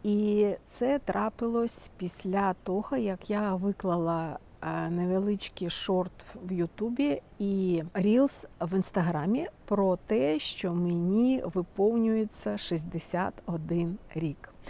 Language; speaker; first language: Ukrainian; non-native, fluent; Russian